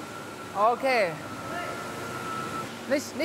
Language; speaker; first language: German; native; German